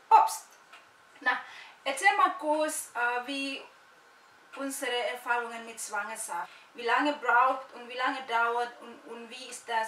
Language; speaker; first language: German; non-native, learner; Indonesian